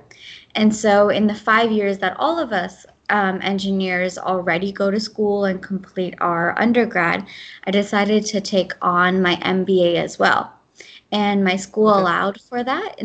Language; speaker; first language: English; early bilingual, other home language; Gujarati